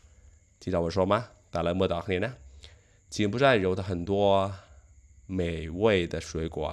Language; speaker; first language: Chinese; non-native, learner; Khmer